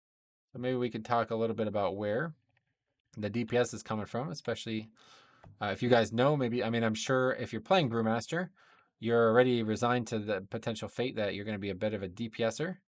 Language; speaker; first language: English; native; English